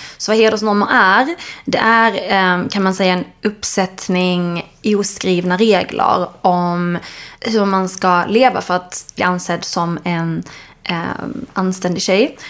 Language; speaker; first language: Swedish; early bilingual, other home language; Arabic